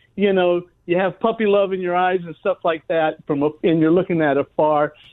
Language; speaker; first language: English; native; English